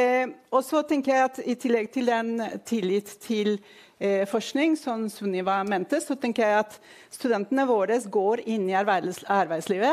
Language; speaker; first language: Norwegian; non-native, fluent; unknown